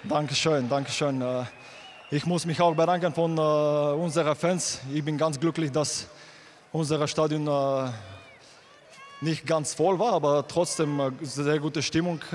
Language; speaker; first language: German; non-native, learner; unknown